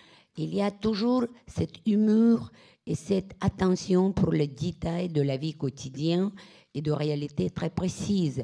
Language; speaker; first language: French; non-native, fluent; Russian